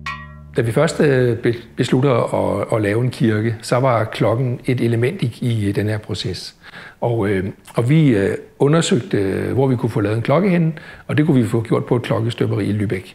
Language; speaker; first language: Danish; native; Danish